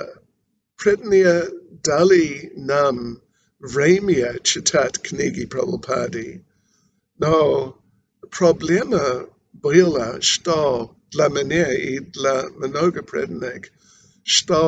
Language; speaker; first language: Russian; non-native, learner; English